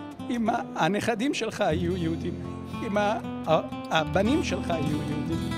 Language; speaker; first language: Hebrew; non-native, fluent; Italian